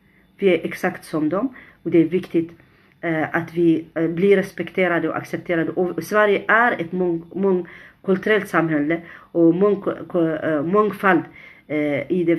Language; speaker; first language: Swedish; non-native, fluent; Arabic